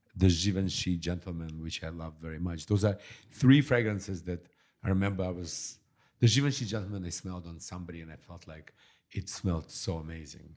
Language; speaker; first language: English; early bilingual, other home language; Russian